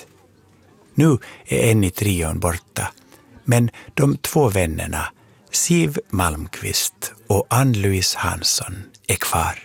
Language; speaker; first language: Swedish; native; Swedish